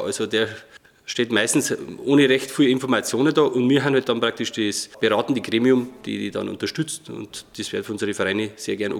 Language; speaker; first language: German; native; German